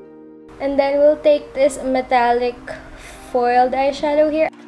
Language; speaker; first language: English; non-native, local second language; Filipino